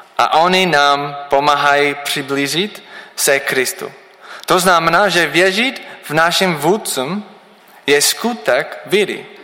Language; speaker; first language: Czech; non-native, learner; English